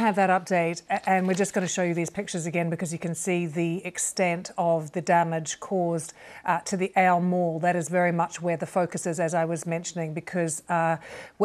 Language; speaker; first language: English; native; English